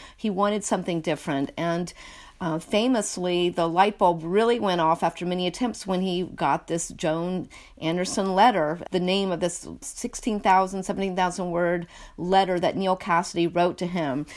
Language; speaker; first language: English; native; English